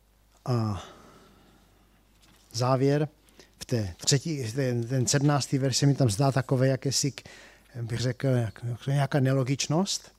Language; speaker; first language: Czech; native; Czech